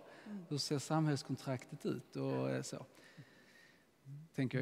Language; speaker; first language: Swedish; native; Swedish